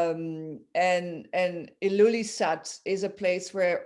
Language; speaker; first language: English; non-native, fluent; Dutch